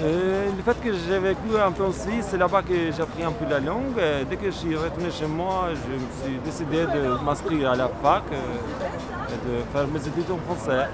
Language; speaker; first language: French; non-native, fluent; Albanian